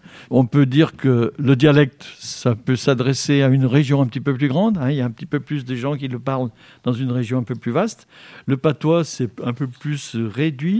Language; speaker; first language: French; native; French